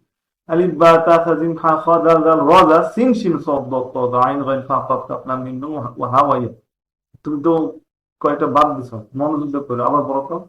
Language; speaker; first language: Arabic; non-native, learner; Bangla